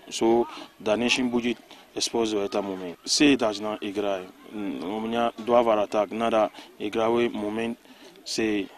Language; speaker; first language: Russian; non-native, learner; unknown